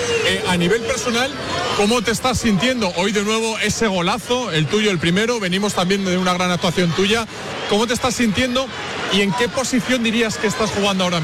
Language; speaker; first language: Spanish; native; Spanish